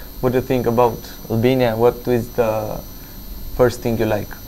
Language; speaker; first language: English; non-native, learner; Albanian